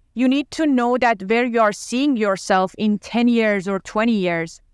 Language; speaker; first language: English; non-native, fluent; Persian